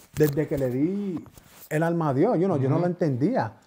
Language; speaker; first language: Spanish; early bilingual, heritage; Spanish